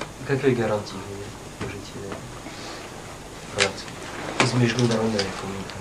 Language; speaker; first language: Russian; non-native, learner; French